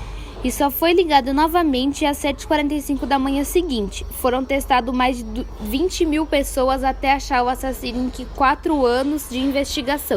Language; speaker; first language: Portuguese; native; Portuguese